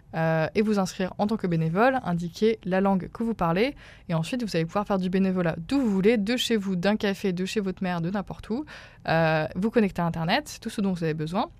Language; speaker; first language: French; native; French